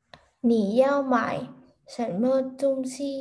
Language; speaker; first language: Chinese; non-native, learner; Vietnamese